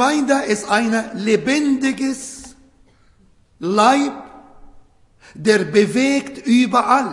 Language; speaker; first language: German; non-native, fluent; Arabic